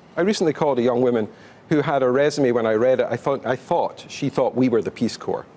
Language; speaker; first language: English; native; English